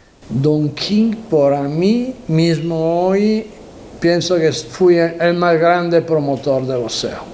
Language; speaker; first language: Spanish; non-native, learner; Italian